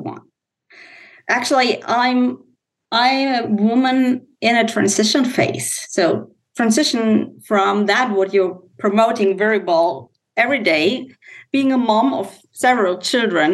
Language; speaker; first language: English; non-native, fluent; German